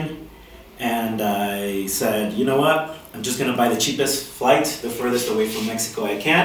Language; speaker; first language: English; non-native, fluent; Spanish